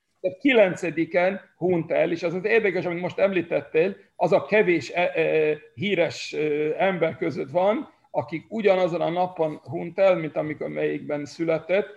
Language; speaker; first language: Hungarian; early bilingual, heritage; Hungarian